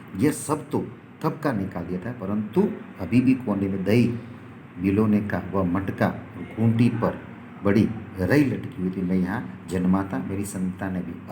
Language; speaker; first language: Hindi; non-native, local second language; Gujarati